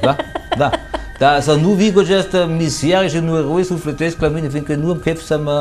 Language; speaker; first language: Romanian; non-native, fluent; German